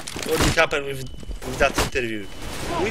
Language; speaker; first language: English; non-native, learner; Polish